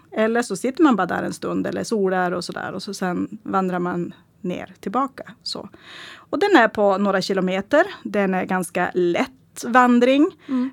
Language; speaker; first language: Swedish; native; Swedish